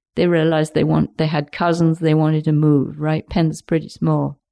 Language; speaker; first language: English; native; English